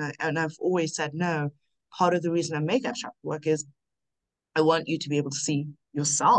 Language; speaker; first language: English; non-native, local second language; North Ndebele